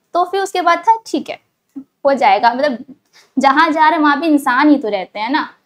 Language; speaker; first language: Hindi; native; Hindi